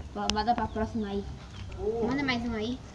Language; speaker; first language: Portuguese; native; Portuguese